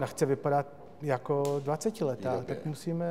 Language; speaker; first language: Czech; early bilingual, heritage; Czech